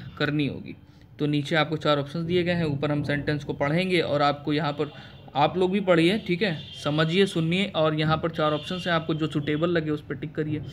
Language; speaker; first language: Hindi; native; Hindi